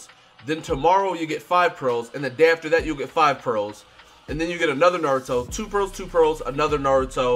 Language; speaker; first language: English; native; English